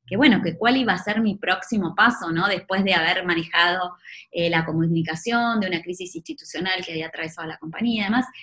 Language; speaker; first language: Spanish; native; Spanish